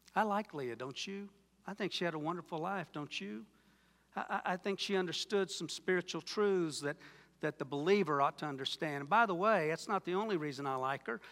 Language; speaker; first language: English; native; English